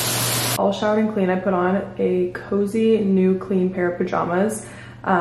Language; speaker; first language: English; native; English